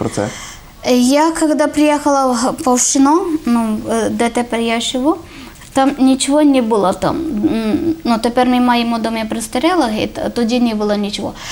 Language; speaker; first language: Ukrainian; non-native, learner; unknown